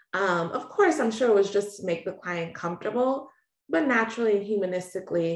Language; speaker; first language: English; native; English